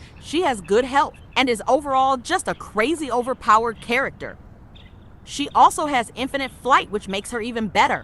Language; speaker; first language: English; native; English